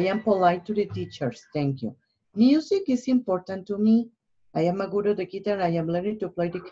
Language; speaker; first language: English; non-native, learner; Spanish